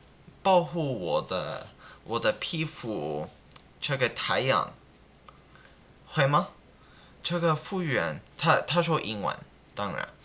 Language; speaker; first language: Chinese; non-native, learner; English